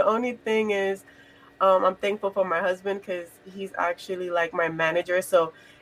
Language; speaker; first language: English; native; English